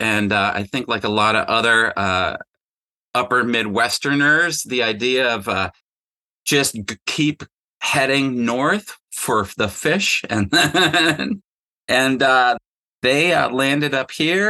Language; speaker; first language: English; native; English